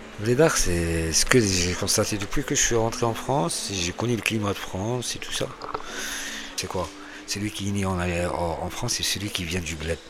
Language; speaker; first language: French; non-native, local second language; Arabic